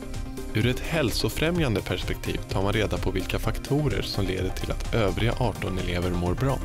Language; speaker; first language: Swedish; native; Swedish